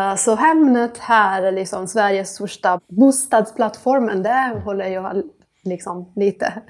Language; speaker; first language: Swedish; non-native, fluent; Italian